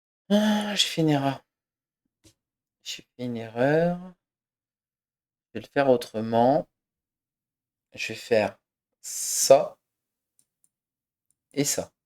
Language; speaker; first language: French; native; French